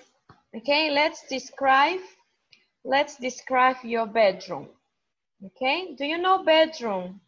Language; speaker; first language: English; non-native, fluent; Spanish